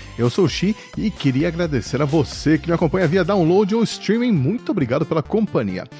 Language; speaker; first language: Portuguese; native; Portuguese